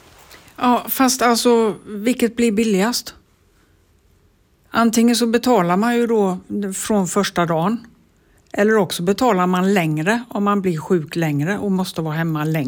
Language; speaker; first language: Swedish; native; Swedish